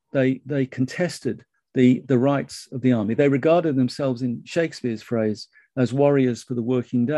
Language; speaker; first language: English; native; English